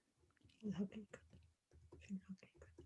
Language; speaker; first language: Arabic; non-native, learner; English